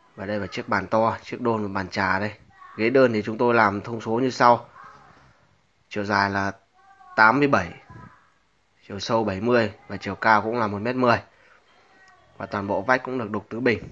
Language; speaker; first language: Vietnamese; native; Vietnamese